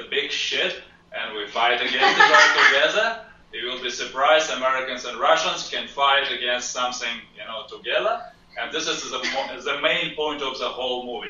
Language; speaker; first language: English; non-native, fluent; Russian